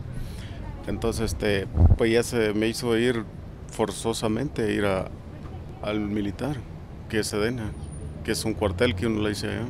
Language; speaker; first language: Spanish; native; Spanish